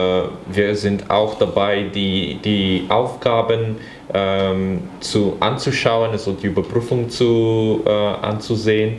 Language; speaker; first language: German; non-native, fluent; Bulgarian